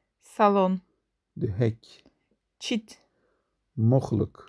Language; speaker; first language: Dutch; non-native, learner; Turkish